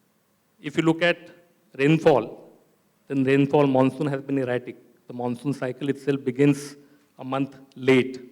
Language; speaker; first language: English; non-native, local second language; Marathi